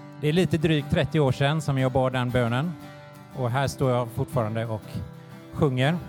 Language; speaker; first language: Swedish; native; Swedish